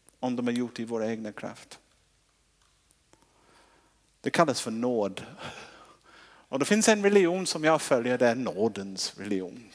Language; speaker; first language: Swedish; non-native, fluent; English